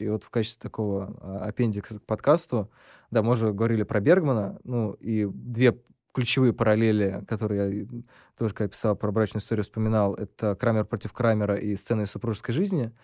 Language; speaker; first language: Russian; native; Russian